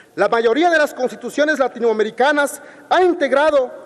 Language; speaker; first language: Spanish; non-native, local second language; Zapotec